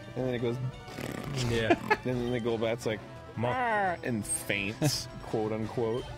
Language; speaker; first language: English; native; English